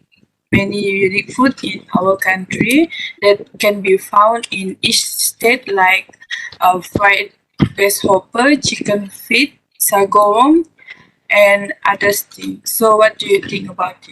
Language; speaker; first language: English; non-native, learner; Malay